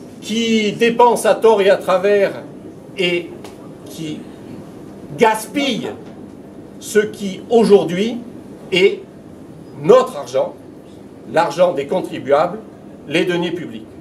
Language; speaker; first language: French; native; French